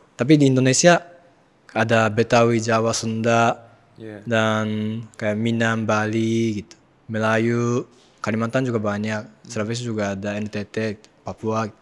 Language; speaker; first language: Indonesian; non-native, fluent; Japanese